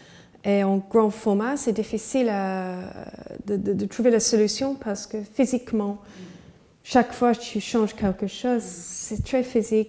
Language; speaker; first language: French; non-native, fluent; English